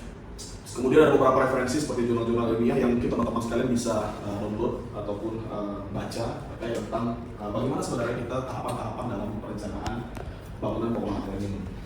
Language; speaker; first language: Indonesian; native; Indonesian